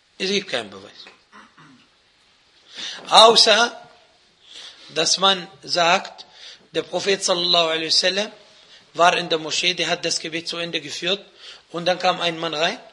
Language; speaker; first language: German; non-native, fluent; Arabic